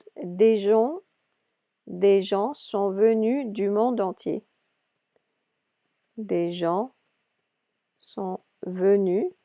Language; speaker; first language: French; non-native, fluent; English